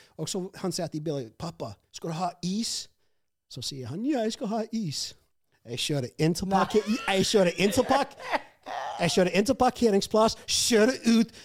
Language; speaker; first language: Norwegian; non-native, fluent; English